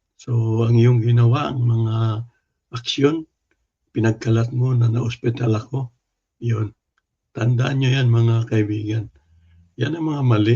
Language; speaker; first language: Filipino; non-native, local second language; Cebuano